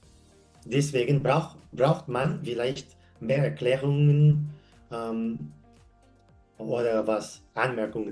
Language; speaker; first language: German; non-native, learner; English